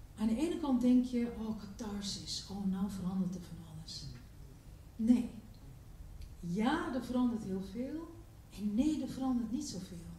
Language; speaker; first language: Dutch; early bilingual, other home language; Turkish